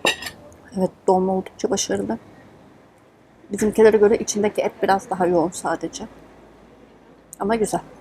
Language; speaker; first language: Turkish; native; Turkish